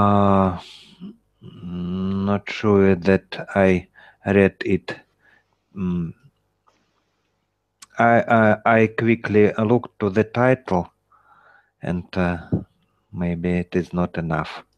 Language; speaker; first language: English; non-native, learner; Russian